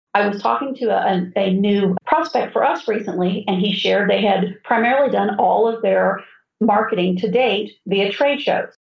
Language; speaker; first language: English; native; English